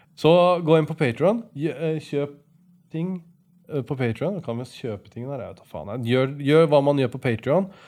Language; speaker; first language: Norwegian; native; Norwegian